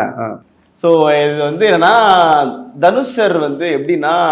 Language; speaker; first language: Tamil; native; Tamil